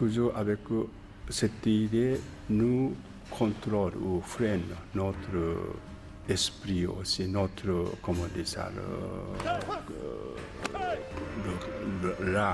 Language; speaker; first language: French; non-native, learner; Japanese